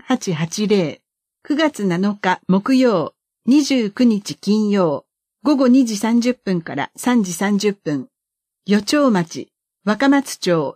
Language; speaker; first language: Japanese; native; Japanese